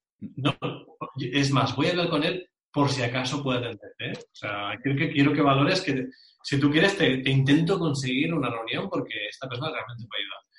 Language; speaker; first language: Spanish; native; Spanish